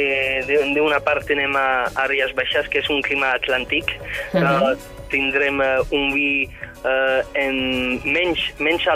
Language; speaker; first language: Catalan; non-native, fluent; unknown